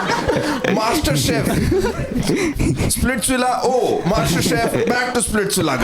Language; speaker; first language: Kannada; non-native, local second language; Punjabi